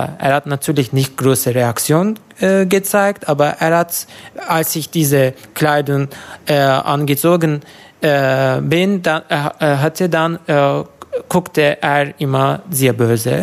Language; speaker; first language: German; non-native, learner; Turkish